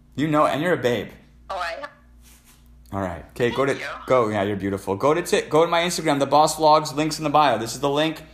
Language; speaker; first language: English; native; English